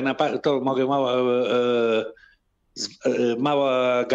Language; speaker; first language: Polish; non-native, learner; Italian